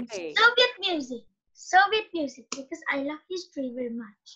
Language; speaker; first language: English; non-native, learner; Vietnamese